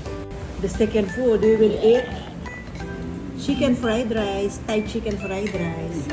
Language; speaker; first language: English; non-native, local second language; Filipino